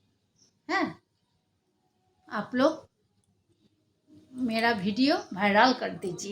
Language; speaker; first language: Hindi; non-native, learner; Bangla